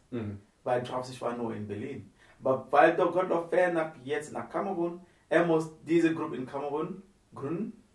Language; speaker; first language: German; non-native, fluent; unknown